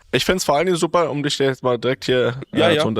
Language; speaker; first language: German; native; German